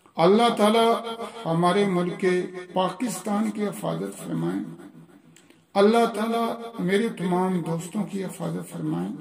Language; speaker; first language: Urdu; non-native, local second language; Punjabi